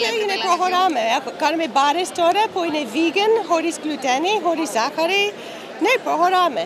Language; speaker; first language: Greek; non-native, learner; English